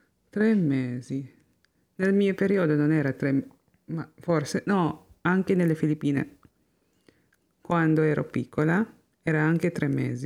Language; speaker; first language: Italian; non-native, fluent; Filipino